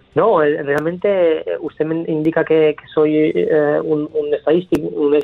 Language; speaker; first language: Spanish; native; Spanish